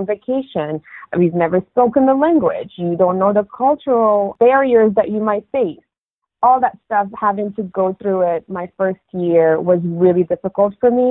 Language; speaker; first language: English; non-native, fluent; Arabic